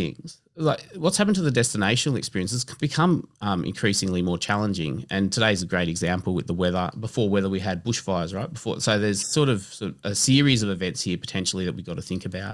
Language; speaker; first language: English; native; English